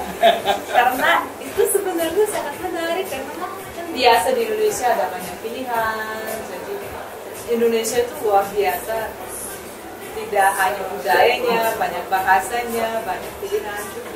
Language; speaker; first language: Indonesian; non-native, fluent; Russian